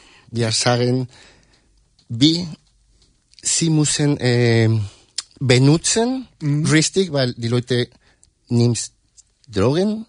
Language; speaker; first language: German; non-native, learner; Spanish